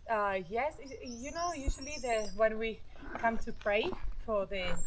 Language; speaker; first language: English; non-native, fluent; Tibetan